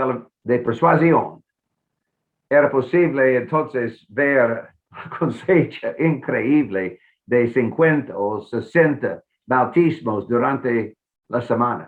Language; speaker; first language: Spanish; non-native, fluent; English